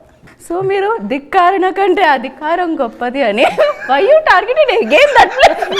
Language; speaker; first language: Telugu; native; Telugu